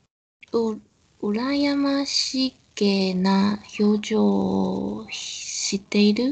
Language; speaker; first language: Japanese; non-native, learner; Chinese